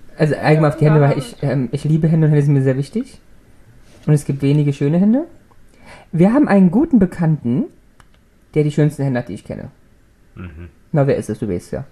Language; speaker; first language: German; native; German